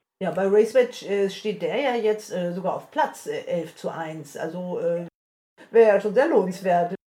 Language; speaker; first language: German; native; German